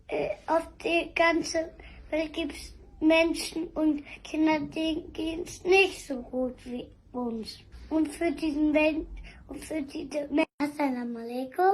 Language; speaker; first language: German; early bilingual, other home language; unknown